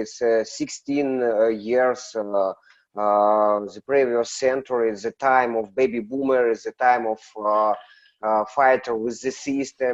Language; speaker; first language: English; non-native, learner; Russian